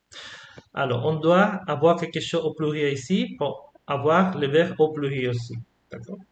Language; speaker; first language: French; non-native, fluent; Spanish